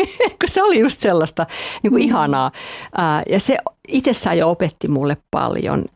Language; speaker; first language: Finnish; non-native, local second language; Swedish